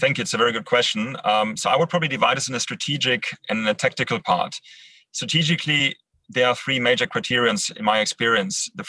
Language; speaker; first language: English; non-native, fluent; German